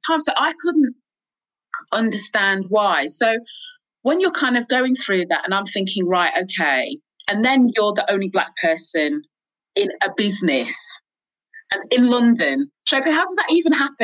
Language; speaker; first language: English; native; English